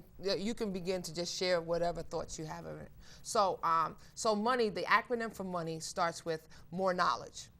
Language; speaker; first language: English; native; English